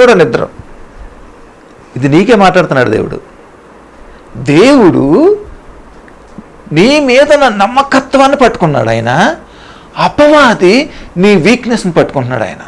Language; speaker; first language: Telugu; native; Telugu